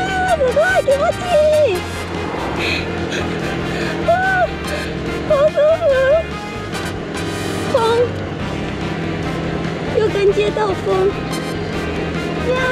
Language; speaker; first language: Chinese; non-native, fluent; Japanese